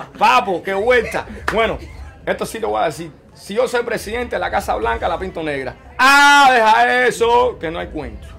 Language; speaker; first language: Spanish; early bilingual, heritage; Spanish